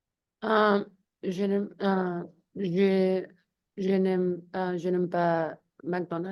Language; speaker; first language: French; non-native, learner; Spanish